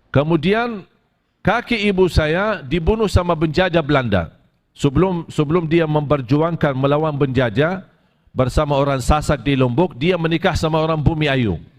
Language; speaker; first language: Malay; non-native, fluent; Arabic